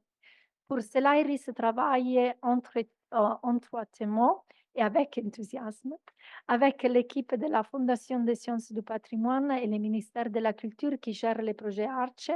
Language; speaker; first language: French; non-native, fluent; Italian